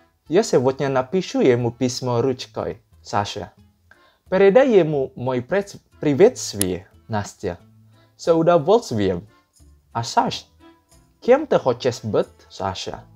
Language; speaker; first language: Russian; non-native, learner; Indonesian